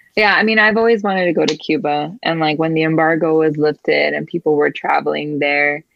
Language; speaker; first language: English; early bilingual, other home language; Spanish